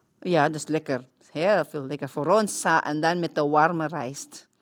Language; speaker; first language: Dutch; non-native, learner; Filipino